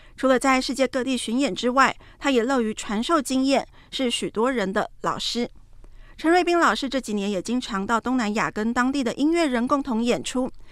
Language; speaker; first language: Chinese; native; Chinese